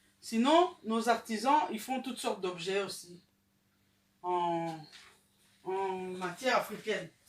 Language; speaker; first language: French; non-native, local second language; Lingala